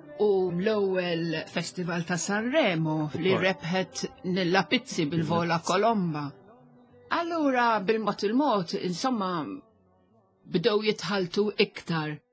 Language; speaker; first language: Maltese; non-native, local second language; English